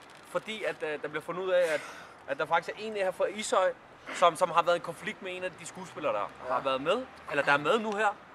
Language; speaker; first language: Danish; native; Danish